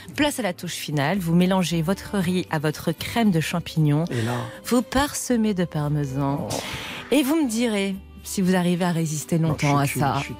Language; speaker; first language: French; native; French